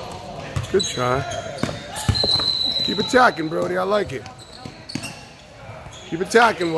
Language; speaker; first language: English; native; English